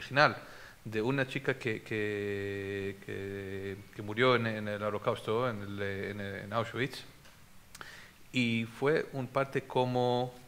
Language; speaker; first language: Spanish; non-native, fluent; Hebrew